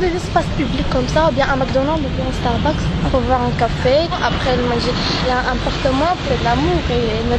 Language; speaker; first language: French; non-native, local second language; Arabic